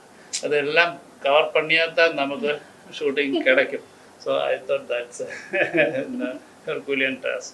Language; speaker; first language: Tamil; non-native, learner; Malayalam